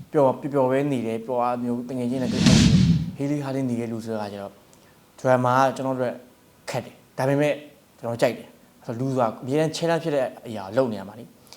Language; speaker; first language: Burmese; native; Burmese